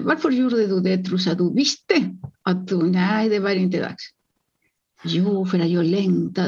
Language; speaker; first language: Swedish; non-native, fluent; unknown